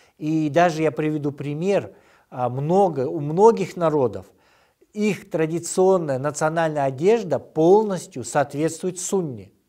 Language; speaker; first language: Russian; non-native, local second language; Kyrgyz